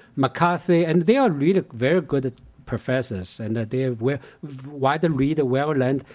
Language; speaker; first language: English; non-native, fluent; Chinese